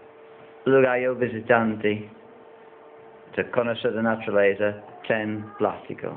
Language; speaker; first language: Spanish; non-native, learner; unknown